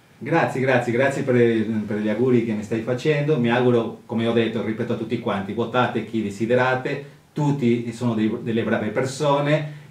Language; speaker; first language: Italian; non-native, fluent; Spanish